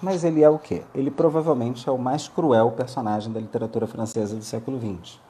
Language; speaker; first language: Portuguese; native; Portuguese